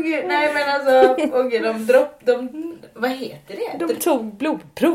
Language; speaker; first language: Swedish; native; Swedish